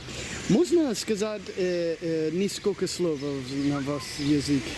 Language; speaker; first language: Russian; non-native, learner; English